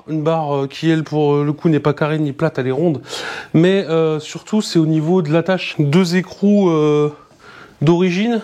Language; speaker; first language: French; native; French